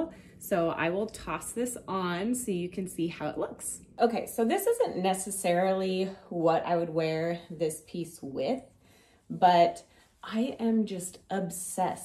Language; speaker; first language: English; native; English